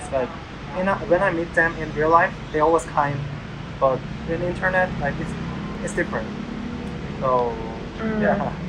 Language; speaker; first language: English; non-native, learner; Korean